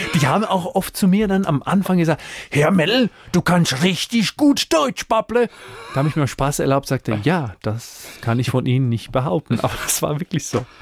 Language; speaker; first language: German; non-native, fluent; Croatian